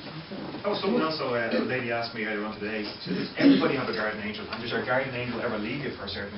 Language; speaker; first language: English; native; English